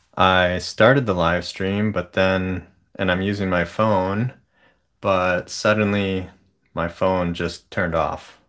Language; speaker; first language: English; native; English